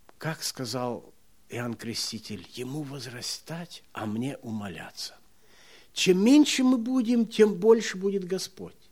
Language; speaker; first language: Russian; non-native, local second language; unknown